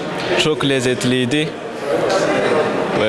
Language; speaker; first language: Turkish; non-native, learner; Malagasy